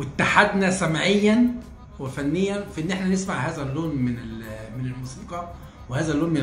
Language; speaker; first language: Arabic; native; Arabic